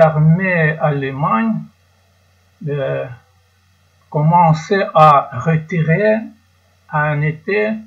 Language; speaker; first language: French; non-native, learner; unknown